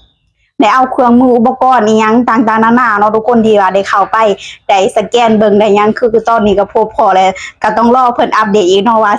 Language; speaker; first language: Thai; non-native, local second language; Lao